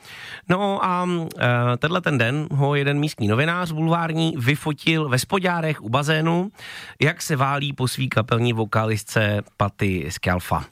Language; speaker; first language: Czech; native; Czech